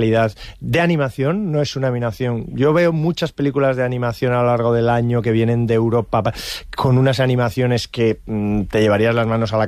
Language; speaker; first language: Spanish; native; Spanish